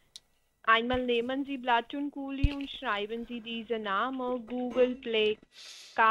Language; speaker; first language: German; non-native, learner; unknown